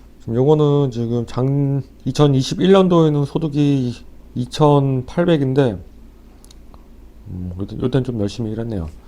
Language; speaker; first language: Korean; native; Korean